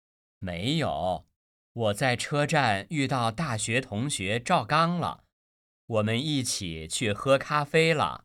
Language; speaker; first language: Chinese; native; Chinese